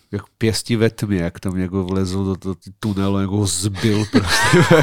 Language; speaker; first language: Czech; non-native, fluent; Serbian